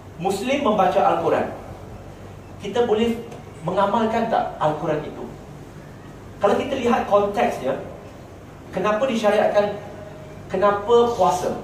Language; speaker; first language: Malay; non-native, local second language; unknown